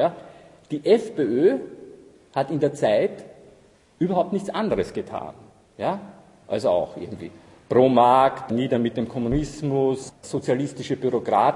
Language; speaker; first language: German; native; German